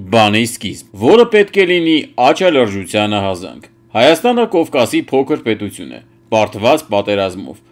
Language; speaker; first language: Armenian; native; Armenian